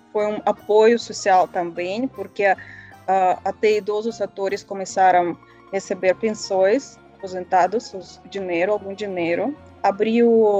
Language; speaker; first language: Portuguese; non-native, learner; Russian